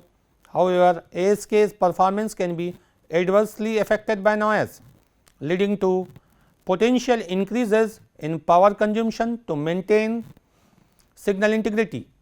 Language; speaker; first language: English; non-native, local second language; Hindi